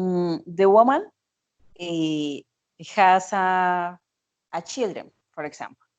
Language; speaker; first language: English; non-native, learner; Spanish